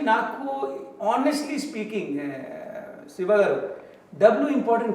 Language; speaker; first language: Telugu; non-native, local second language; Hindi